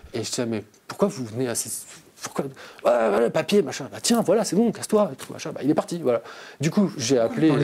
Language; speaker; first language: French; native; French